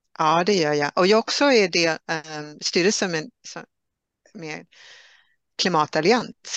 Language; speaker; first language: Swedish; non-native, fluent; English